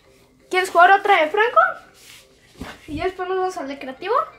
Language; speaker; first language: Spanish; native; Spanish